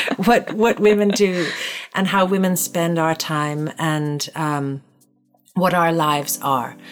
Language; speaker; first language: English; native; English